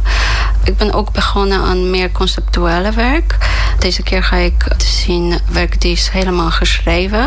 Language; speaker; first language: Dutch; non-native, fluent; Polish